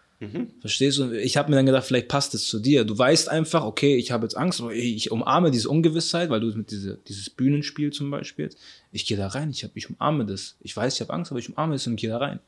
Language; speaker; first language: German; early bilingual, other home language; Arabic